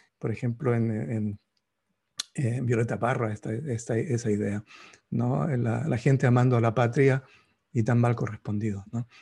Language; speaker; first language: Spanish; native; Spanish